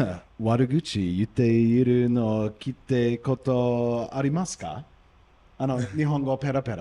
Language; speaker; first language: Japanese; non-native, learner; English